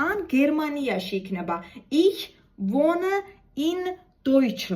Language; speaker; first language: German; non-native, fluent; Georgian